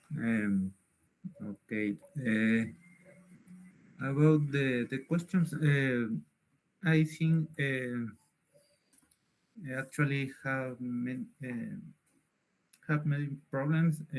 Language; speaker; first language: English; non-native, learner; Spanish